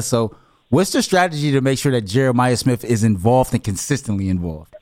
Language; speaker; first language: English; native; English